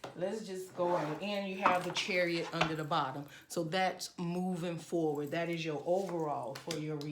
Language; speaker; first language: English; native; English